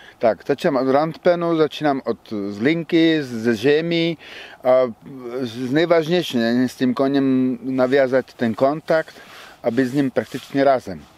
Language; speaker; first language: Polish; non-native, learner; Czech